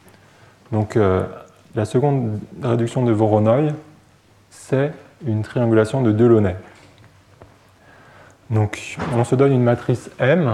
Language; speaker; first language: French; native; French